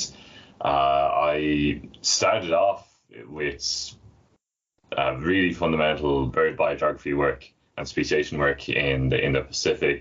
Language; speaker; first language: English; native; English